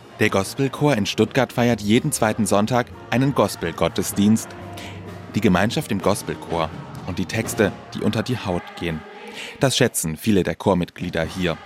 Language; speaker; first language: German; native; German